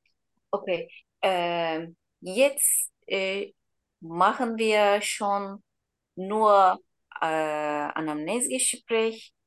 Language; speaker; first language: German; non-native, learner; Turkish